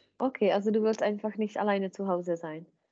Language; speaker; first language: German; non-native, fluent; Czech